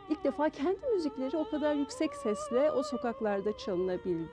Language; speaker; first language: Turkish; native; Turkish